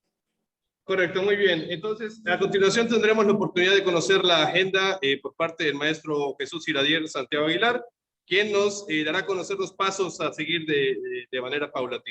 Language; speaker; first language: Spanish; native; Spanish